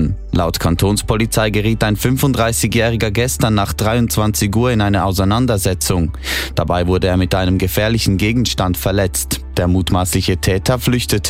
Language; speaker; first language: German; native; German